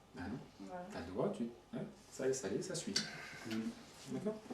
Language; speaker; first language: French; native; French